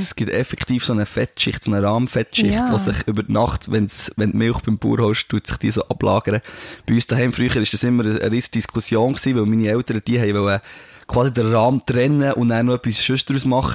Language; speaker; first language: German; native; German